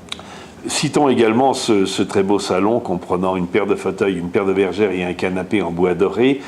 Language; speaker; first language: French; native; French